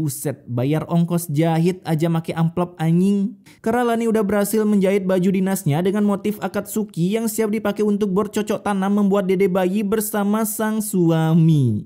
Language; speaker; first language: Indonesian; native; Indonesian